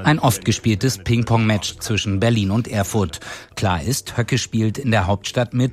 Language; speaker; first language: German; native; German